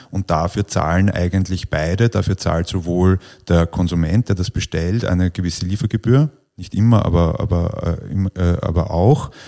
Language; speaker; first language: German; native; German